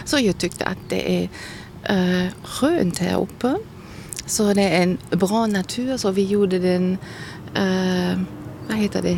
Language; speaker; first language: Swedish; non-native, learner; German